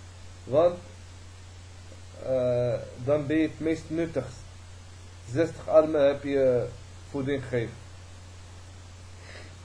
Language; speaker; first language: Dutch; early bilingual, other home language; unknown